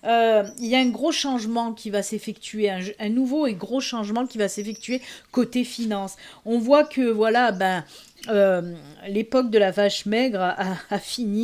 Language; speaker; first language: French; native; French